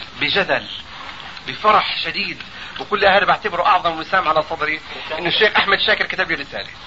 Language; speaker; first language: Arabic; native; Arabic